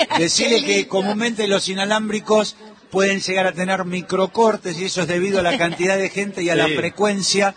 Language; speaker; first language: Spanish; native; Spanish